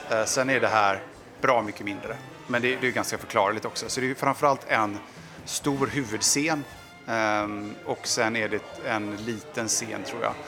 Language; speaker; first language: Swedish; native; Swedish